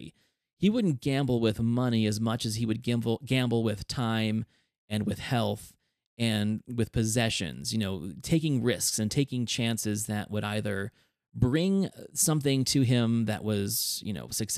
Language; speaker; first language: English; native; English